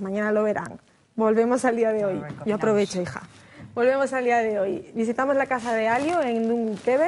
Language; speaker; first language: Spanish; native; Spanish